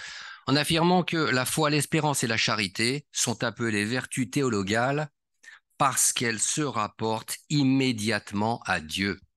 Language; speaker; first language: French; native; French